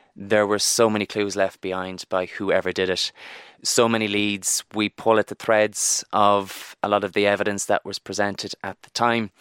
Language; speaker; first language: English; native; English